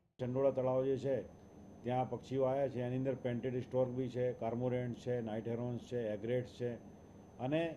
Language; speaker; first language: Gujarati; native; Gujarati